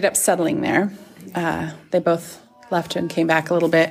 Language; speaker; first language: English; native; English